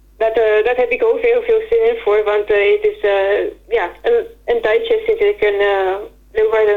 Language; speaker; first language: Dutch; non-native, fluent; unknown